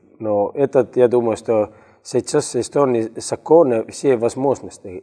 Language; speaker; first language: Russian; non-native, learner; Estonian